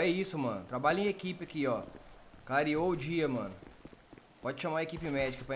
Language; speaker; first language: Portuguese; native; Portuguese